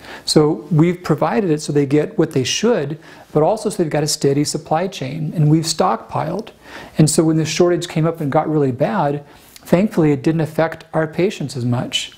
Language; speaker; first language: English; native; English